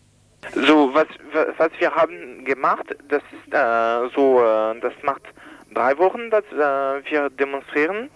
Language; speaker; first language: German; non-native, learner; French